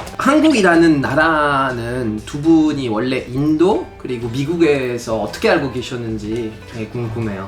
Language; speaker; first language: Korean; non-native, fluent; French